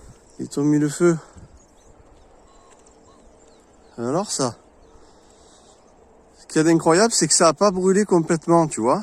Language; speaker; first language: French; native; French